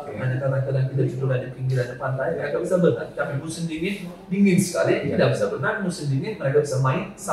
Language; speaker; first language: Indonesian; non-native, learner; Turkish